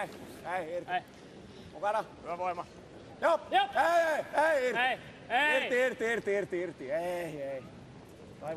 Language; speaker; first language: Finnish; native; Finnish